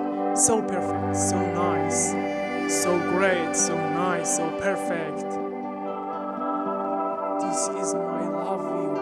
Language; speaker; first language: English; non-native, learner; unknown